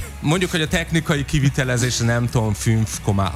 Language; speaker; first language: Hungarian; native; Hungarian